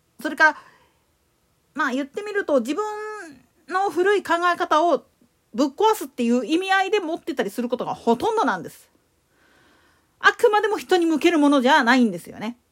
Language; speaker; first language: Japanese; native; Japanese